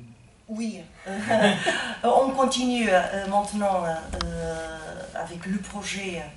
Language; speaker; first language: French; non-native, fluent; Portuguese